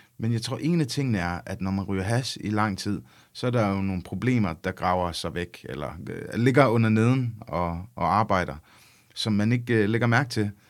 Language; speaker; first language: Danish; early bilingual, other home language; English